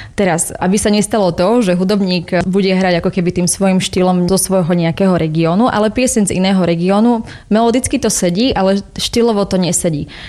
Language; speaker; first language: Slovak; native; Slovak